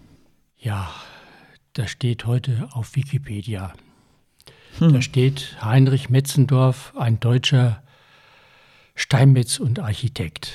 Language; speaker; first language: German; native; German